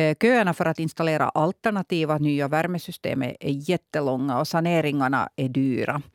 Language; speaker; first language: Swedish; native; Swedish